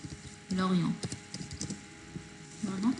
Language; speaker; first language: French; non-native, fluent; Arabic